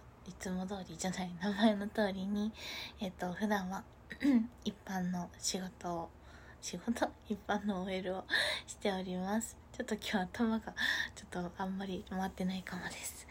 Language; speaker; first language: Japanese; native; Japanese